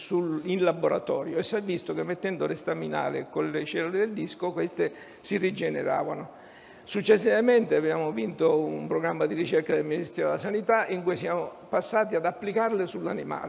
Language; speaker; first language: Italian; native; Italian